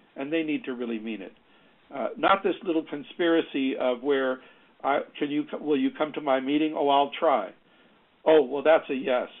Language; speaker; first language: English; native; English